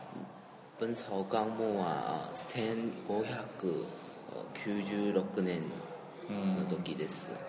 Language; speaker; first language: Japanese; non-native, learner; Chinese